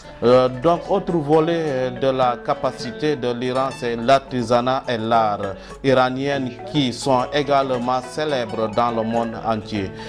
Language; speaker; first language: French; non-native, fluent; Persian